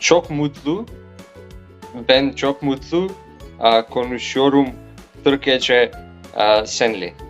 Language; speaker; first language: Turkish; non-native, learner; Macedonian